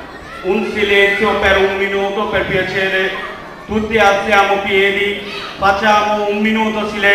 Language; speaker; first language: Italian; non-native, learner; Bangla